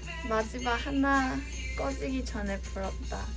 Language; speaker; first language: Korean; non-native, fluent; Cantonese